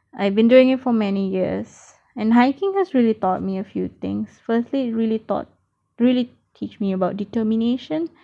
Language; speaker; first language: English; non-native, local second language; Malay